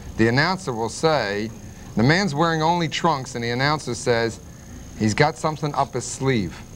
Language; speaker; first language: English; native; English